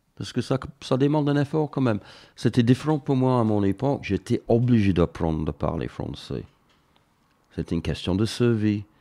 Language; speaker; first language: French; non-native, fluent; English